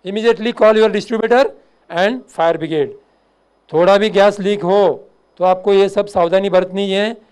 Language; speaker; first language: Hindi; non-native, local second language; Marathi